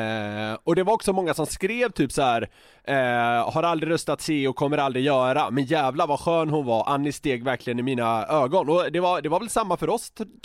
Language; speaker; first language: Swedish; native; Swedish